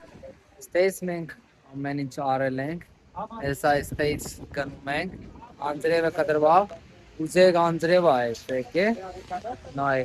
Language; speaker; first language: Armenian; non-native, learner; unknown